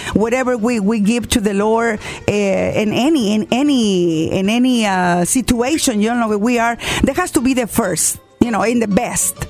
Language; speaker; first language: English; non-native, learner; Spanish